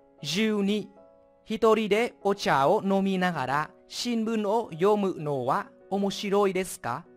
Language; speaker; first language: Japanese; non-native, fluent; Vietnamese